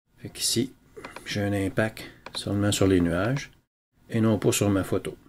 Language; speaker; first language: French; native; French